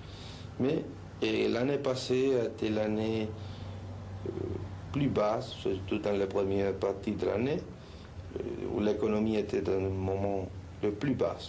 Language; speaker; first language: French; non-native, fluent; Spanish